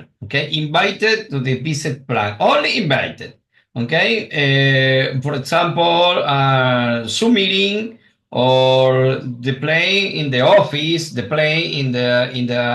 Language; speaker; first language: English; non-native, learner; Spanish